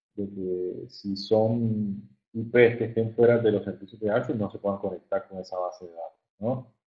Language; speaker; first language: Spanish; native; Spanish